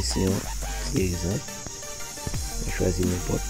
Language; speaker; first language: French; non-native, learner; Haitian Creole